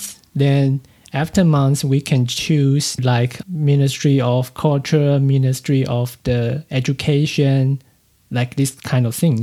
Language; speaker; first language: English; non-native, fluent; Chinese